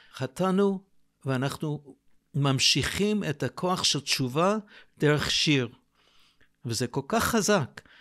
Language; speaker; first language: Hebrew; non-native, fluent; English